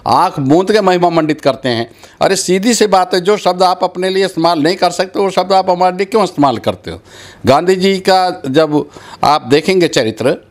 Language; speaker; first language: Hindi; native; Hindi